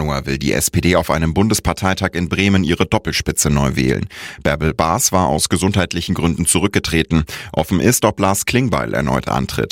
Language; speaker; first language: German; native; German